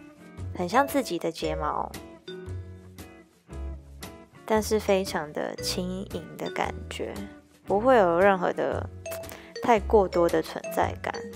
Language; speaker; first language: Chinese; native; Chinese